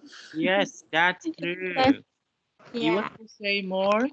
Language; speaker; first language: English; non-native, fluent; Indonesian